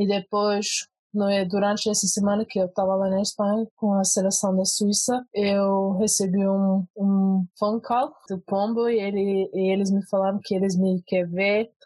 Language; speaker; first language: Portuguese; early bilingual, heritage; Portuguese